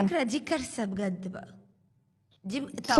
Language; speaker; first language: Arabic; native; Arabic